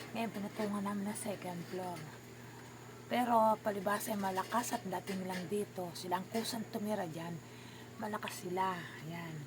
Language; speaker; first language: Filipino; native; Filipino